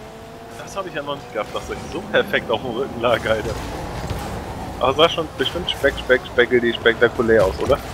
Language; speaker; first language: German; native; German